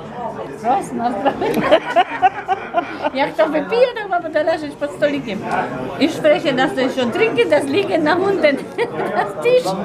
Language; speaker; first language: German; non-native, learner; Polish